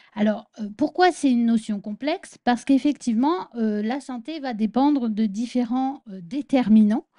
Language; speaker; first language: French; native; French